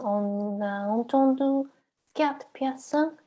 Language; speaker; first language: French; non-native, learner; Chinese